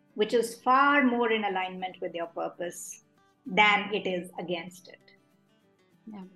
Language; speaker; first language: English; non-native, local second language; Hindi